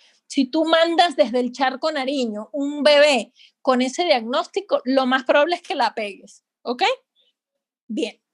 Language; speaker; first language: Spanish; native; Spanish